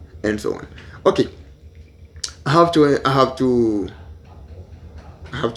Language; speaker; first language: English; non-native, learner; Haitian Creole